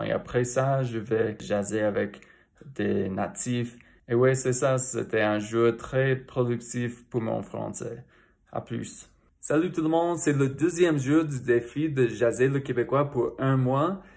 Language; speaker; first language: French; non-native, fluent; English